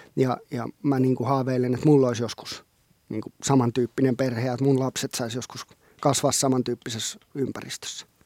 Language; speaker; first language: Finnish; non-native, local second language; Swedish